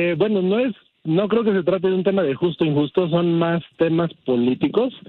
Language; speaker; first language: Spanish; early bilingual, heritage; Spanish